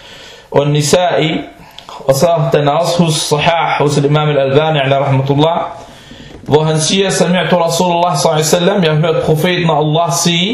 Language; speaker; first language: Danish; non-native, fluent; Arabic